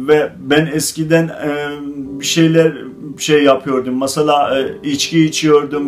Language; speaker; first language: Turkish; non-native, fluent; Azerbaijani